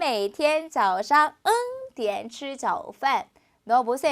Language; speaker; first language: Chinese; non-native, fluent; Korean